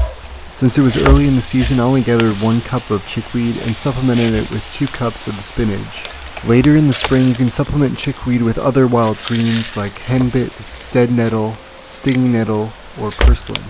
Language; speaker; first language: English; native; English